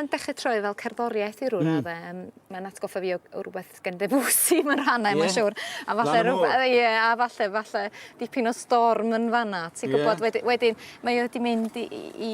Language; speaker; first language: Welsh; native; Welsh